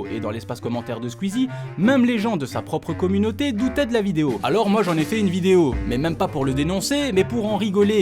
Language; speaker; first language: French; native; French